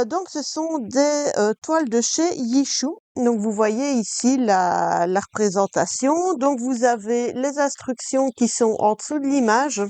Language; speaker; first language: French; native; French